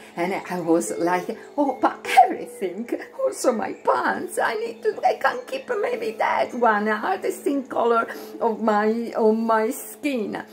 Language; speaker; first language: English; non-native, fluent; Italian